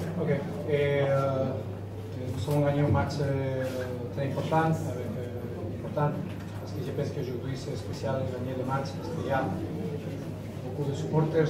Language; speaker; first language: French; non-native, learner; Spanish